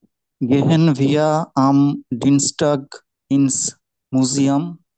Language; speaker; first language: German; non-native, learner; Bangla